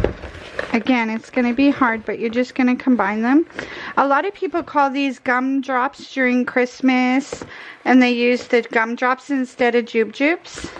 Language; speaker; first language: English; native; English